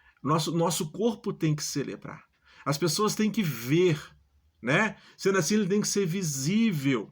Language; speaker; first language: Portuguese; native; Portuguese